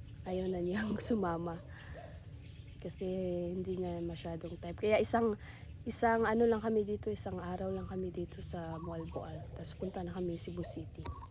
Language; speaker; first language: Filipino; non-native, local second language; Cebuano